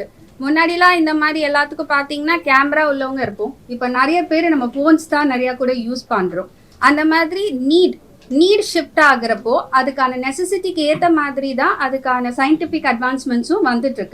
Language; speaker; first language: Tamil; native; Tamil